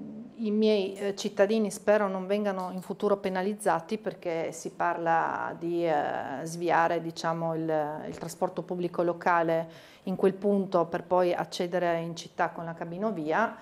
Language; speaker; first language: Italian; native; Italian